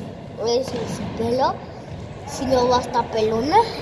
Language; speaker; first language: Spanish; early bilingual, heritage; Spanish